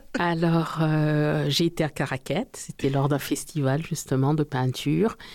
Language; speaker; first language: French; native; French